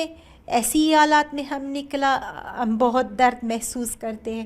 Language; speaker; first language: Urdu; non-native, learner; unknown